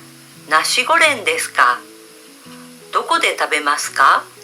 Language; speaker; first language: Japanese; non-native, learner; Indonesian